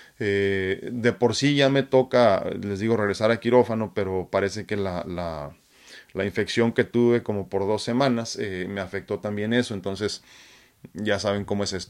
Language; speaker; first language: Spanish; native; Spanish